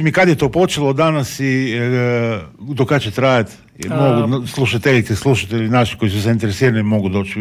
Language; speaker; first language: Croatian; native; Croatian